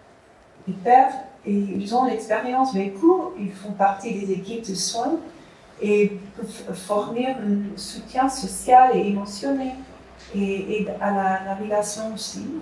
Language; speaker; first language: French; non-native, fluent; English